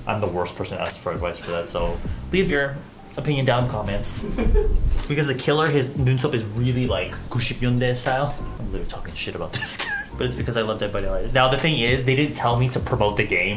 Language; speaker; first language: English; native; English